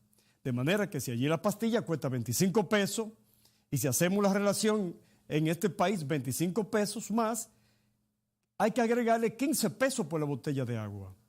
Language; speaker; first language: Spanish; native; Spanish